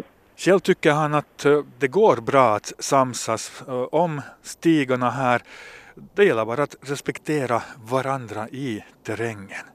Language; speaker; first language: Swedish; native; Swedish